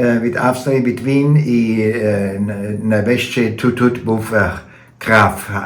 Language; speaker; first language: Ukrainian; non-native, learner; German